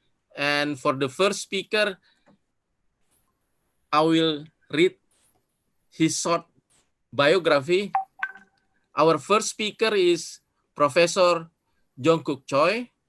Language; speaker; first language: English; non-native, fluent; Indonesian